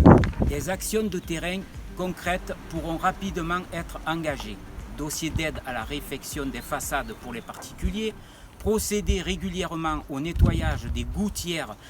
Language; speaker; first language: French; native; French